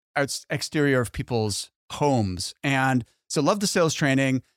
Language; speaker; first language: English; native; English